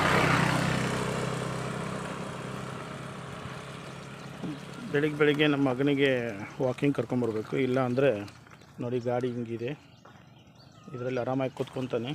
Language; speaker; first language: Kannada; non-native, local second language; Urdu